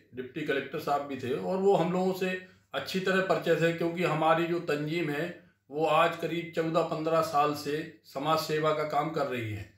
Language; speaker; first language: Hindi; native; Hindi